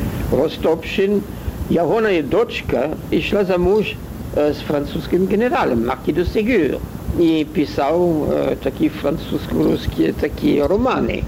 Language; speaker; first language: Russian; non-native, learner; French